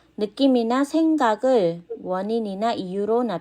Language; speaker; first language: Korean; non-native, fluent; Khmer